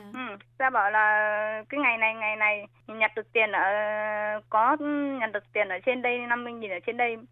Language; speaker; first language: Vietnamese; native; Vietnamese